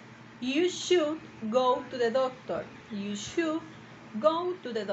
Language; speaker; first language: English; non-native, learner; Spanish